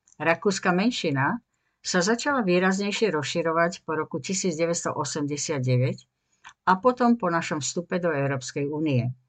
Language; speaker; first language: Slovak; native; Slovak